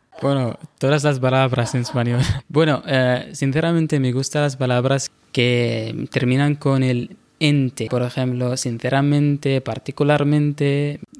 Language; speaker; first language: Spanish; non-native, fluent; Arabic